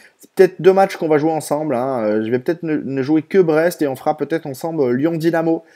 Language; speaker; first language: French; native; French